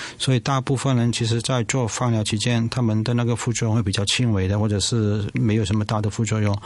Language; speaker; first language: Chinese; non-native, local second language; Cantonese